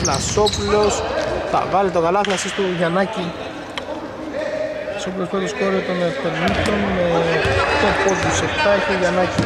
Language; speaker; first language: Greek; native; Greek